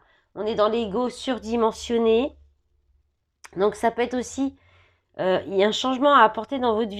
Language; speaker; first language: French; native; French